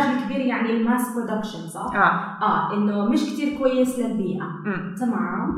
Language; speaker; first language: Arabic; native; Arabic